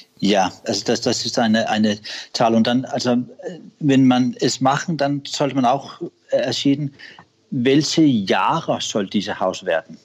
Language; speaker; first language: German; non-native, learner; Danish